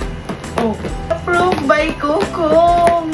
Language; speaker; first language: English; non-native, local second language; Cebuano